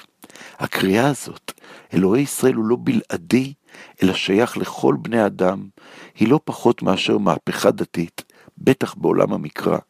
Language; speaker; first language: Hebrew; native; Hebrew